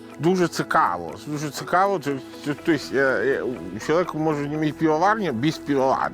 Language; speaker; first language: Ukrainian; non-native, learner; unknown